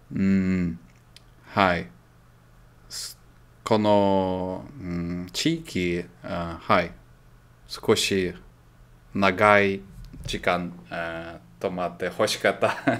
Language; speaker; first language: Japanese; non-native, learner; Russian